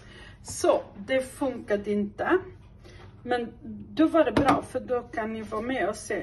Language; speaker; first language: Swedish; non-native, local second language; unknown